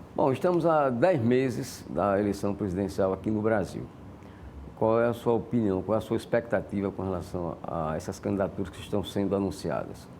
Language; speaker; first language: Portuguese; native; Portuguese